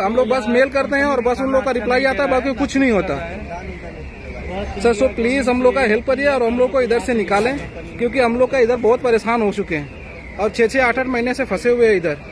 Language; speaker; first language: Hindi; native; Hindi